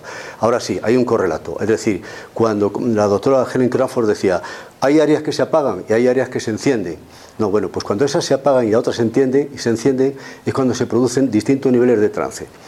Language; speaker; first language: Spanish; native; Spanish